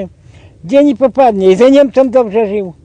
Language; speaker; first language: Polish; non-native, learner; Russian